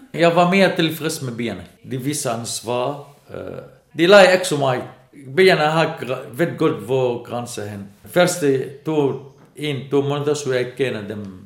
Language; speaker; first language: Danish; non-native, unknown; Arabic